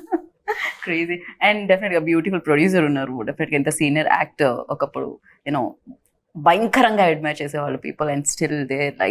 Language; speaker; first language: Telugu; native; Telugu